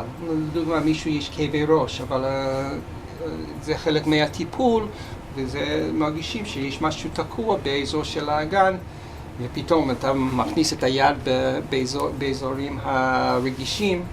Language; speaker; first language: Hebrew; non-native, fluent; English